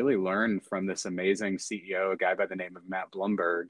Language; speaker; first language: English; native; English